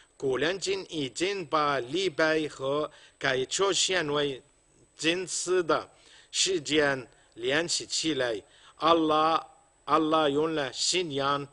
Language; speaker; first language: Chinese; non-native, fluent; Arabic